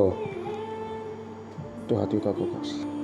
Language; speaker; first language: Finnish; non-native, learner; Turkish